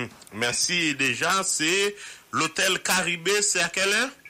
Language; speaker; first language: French; non-native, local second language; Haitian Creole